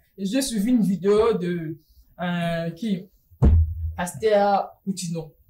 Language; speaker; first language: French; non-native, local second language; Lingala